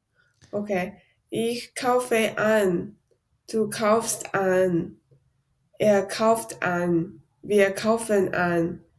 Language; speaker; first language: German; non-native, learner; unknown